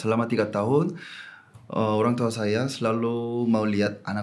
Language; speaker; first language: Indonesian; non-native, fluent; Korean